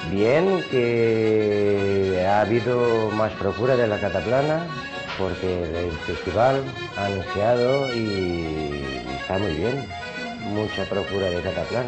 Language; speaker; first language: Spanish; non-native, learner; Portuguese